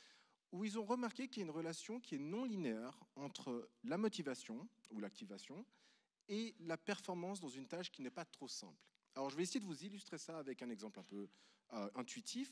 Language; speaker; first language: French; native; French